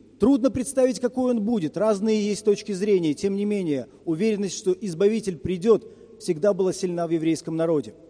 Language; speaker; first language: Russian; native; Russian